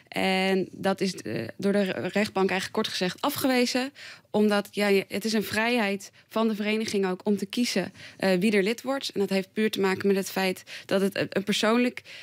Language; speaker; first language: Dutch; native; Dutch